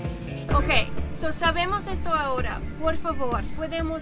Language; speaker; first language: Spanish; non-native, learner; English